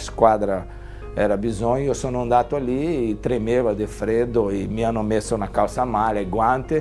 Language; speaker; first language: Italian; non-native, fluent; Portuguese